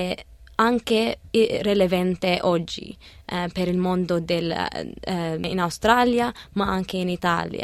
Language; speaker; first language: Italian; early bilingual, other home language; Arabic